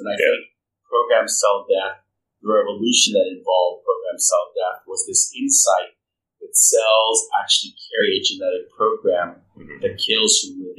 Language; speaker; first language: English; non-native, local second language; Filipino